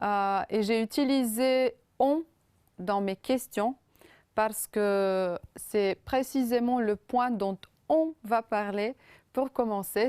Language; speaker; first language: French; non-native, fluent; Romanian